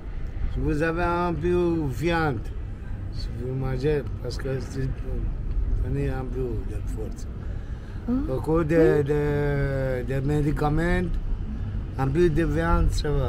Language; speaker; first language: French; non-native, learner; Romanian